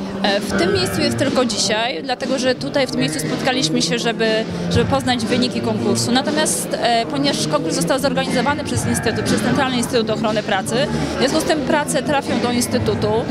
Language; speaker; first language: Polish; native; Polish